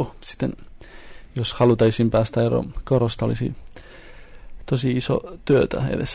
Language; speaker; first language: Finnish; non-native, fluent; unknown